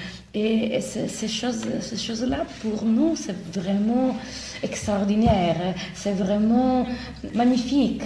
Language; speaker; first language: French; non-native, fluent; Italian